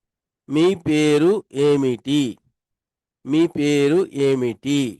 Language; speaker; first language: Telugu; non-native, local second language; Urdu